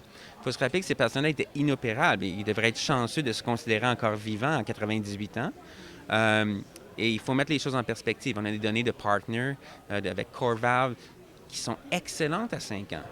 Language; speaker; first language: French; native; French